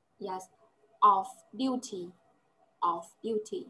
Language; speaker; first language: English; non-native, fluent; Vietnamese